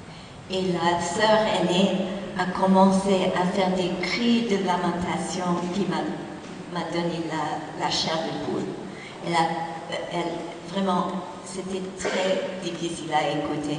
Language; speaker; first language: French; non-native, fluent; English